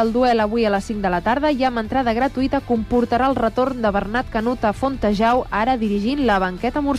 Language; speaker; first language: Catalan; native; Catalan